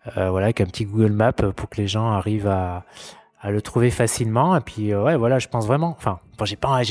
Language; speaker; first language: French; native; French